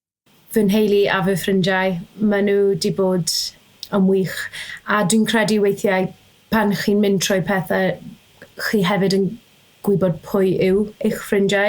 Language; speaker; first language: Welsh; native; Welsh